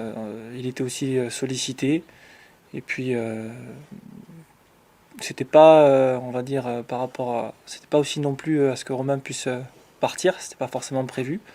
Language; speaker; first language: French; native; French